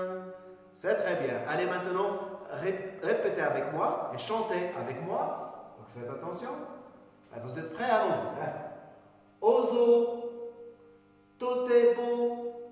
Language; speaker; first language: French; non-native, local second language; Arabic